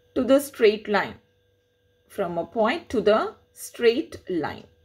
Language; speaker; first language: English; non-native, local second language; Tamil